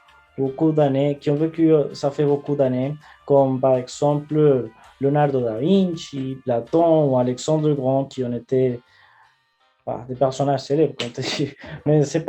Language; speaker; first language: French; non-native, fluent; Spanish